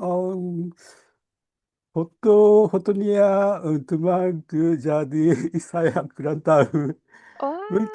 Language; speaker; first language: Indonesian; non-native, learner; Japanese